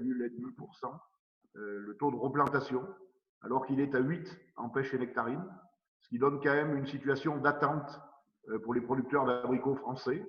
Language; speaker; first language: French; native; French